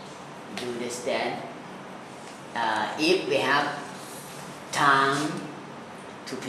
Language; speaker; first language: English; non-native, learner; Thai